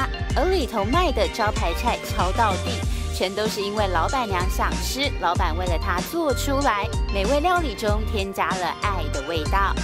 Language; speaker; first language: Chinese; native; Chinese